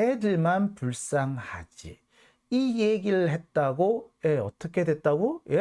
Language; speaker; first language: Korean; native; Korean